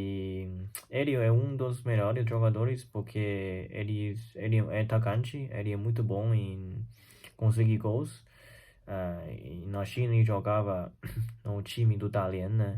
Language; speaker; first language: Portuguese; non-native, fluent; Chinese